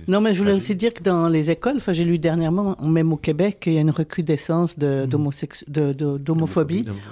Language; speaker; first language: French; native; French